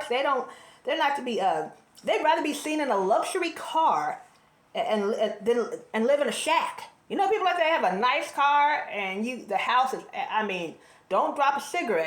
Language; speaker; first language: English; native; English